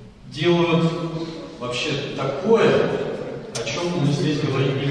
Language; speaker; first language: Russian; native; Russian